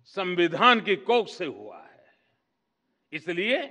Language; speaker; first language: Hindi; non-native, local second language; Gujarati